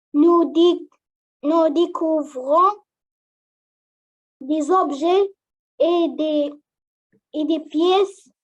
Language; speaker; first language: French; non-native, learner; Arabic